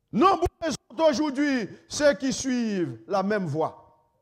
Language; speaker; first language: French; native; French